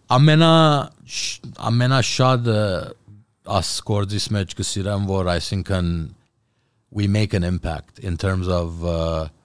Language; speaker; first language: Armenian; early bilingual, heritage; Armenian